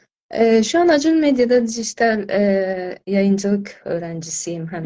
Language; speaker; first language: Turkish; non-native, fluent; Azerbaijani